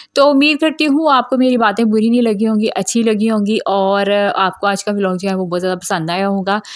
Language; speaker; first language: Urdu; non-native, local second language; Punjabi